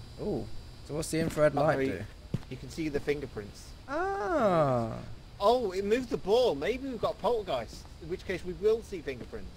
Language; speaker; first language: English; native; English